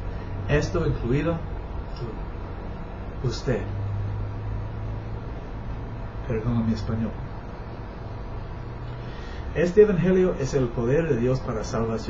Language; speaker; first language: Spanish; non-native, learner; English